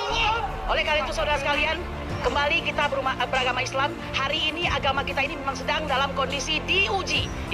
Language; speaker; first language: Indonesian; native; Indonesian